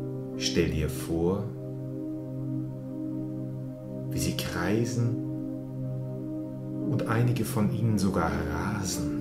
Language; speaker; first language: German; native; German